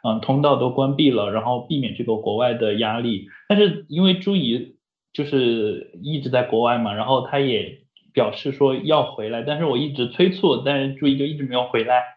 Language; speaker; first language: Chinese; native; Chinese